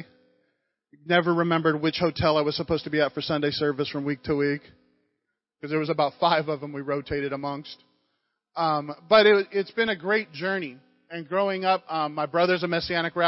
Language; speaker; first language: English; native; English